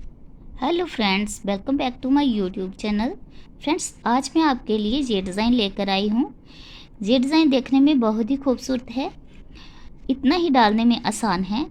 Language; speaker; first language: Hindi; non-native, local second language; Punjabi